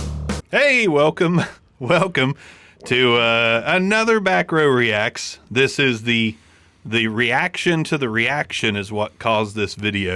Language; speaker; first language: English; native; English